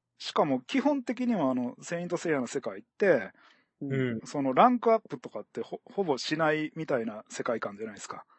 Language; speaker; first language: Japanese; native; Japanese